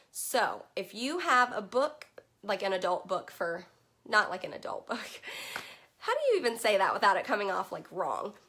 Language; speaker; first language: English; native; English